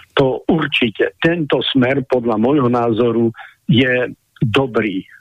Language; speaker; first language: Slovak; native; Slovak